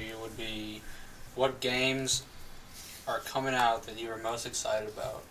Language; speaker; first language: English; native; English